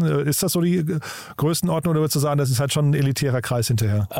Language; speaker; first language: German; native; German